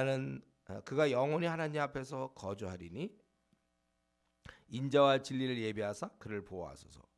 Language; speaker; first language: Korean; native; Korean